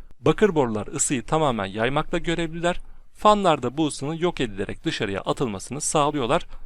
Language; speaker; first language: Turkish; native; Turkish